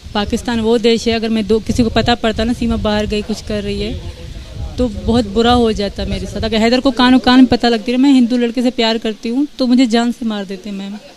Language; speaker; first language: Urdu; non-native, local second language; Sindhi